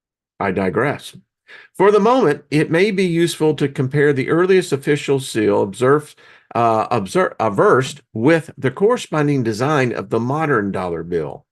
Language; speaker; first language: English; native; English